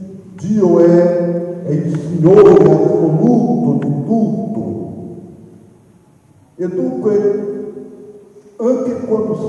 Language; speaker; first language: Italian; non-native, fluent; Portuguese